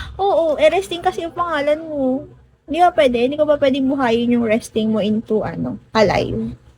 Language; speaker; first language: Filipino; non-native, local second language; Iloko